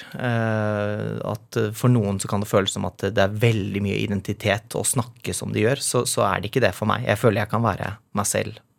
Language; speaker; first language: Norwegian; native; Norwegian